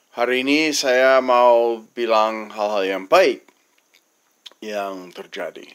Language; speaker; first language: Indonesian; non-native, fluent; English